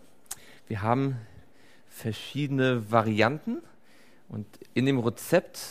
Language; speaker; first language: German; native; German